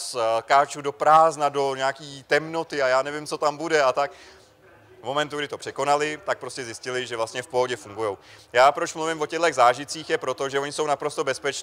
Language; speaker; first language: Czech; native; Czech